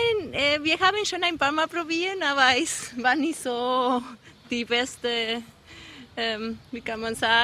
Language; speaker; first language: German; non-native, learner; Spanish